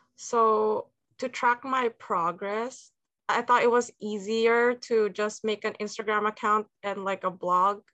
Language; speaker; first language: English; native; English